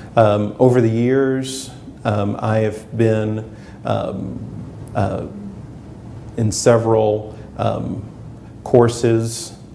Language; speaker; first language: English; native; English